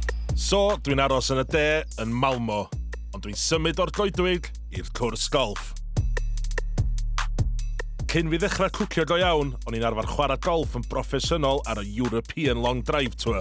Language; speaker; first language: Welsh; native; Welsh